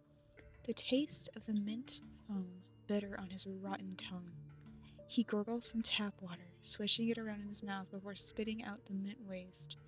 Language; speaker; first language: English; native; English